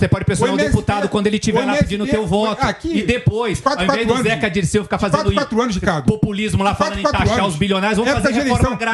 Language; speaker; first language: Portuguese; native; Portuguese